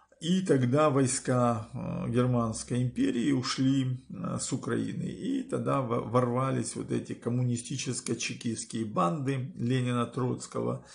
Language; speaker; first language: Russian; native; Russian